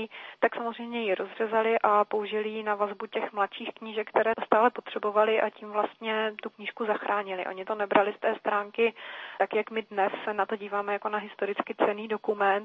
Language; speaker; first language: Czech; native; Czech